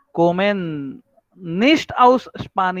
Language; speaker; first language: German; non-native, learner; Marathi